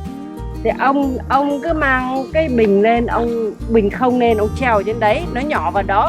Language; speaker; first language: Vietnamese; native; Vietnamese